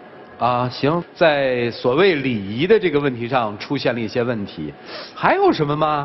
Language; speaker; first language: Chinese; native; Chinese